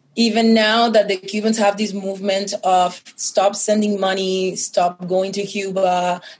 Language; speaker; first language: English; non-native, fluent; Spanish